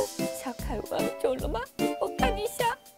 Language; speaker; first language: Chinese; non-native, fluent; Korean